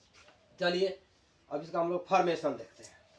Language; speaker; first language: Hindi; native; Hindi